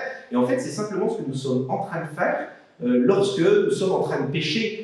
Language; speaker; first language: French; native; French